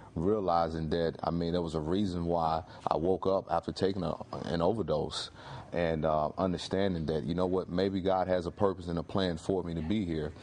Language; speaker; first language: English; native; English